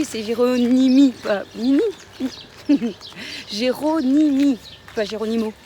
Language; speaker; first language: French; native; French